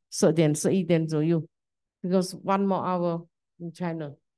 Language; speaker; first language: English; non-native, learner; Chinese